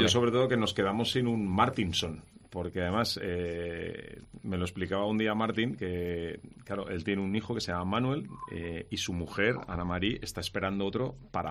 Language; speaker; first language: Spanish; native; Spanish